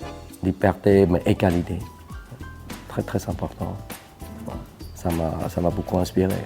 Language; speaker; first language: French; non-native, fluent; Cantonese